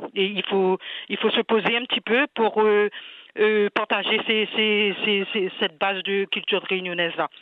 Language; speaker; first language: French; non-native, local second language; Réunion Creole French